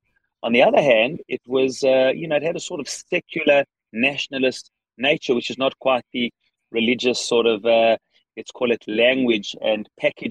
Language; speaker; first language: English; native; English